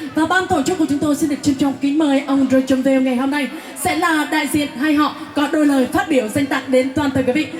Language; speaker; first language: Vietnamese; non-native, local second language; Jarai